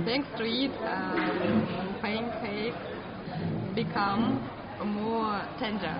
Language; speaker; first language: English; non-native, learner; Russian